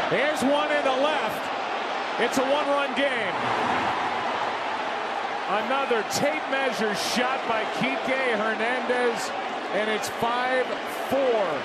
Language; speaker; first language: English; native; English